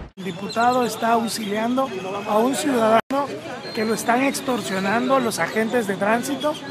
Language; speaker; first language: Spanish; native; Spanish